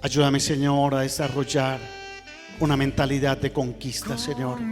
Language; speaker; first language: Spanish; native; Spanish